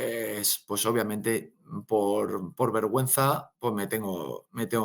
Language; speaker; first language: Spanish; native; Spanish